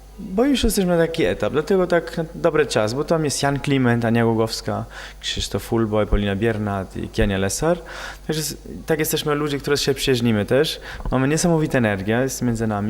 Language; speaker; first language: Polish; non-native, fluent; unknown